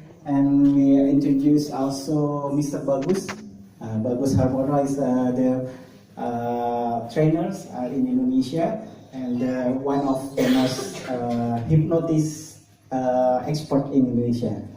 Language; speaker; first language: English; non-native, learner; Indonesian